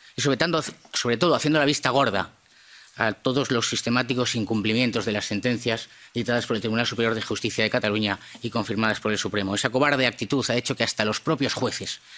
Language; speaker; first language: Spanish; native; Spanish